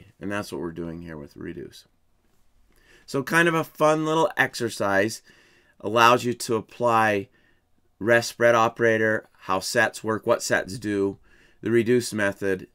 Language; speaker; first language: English; native; English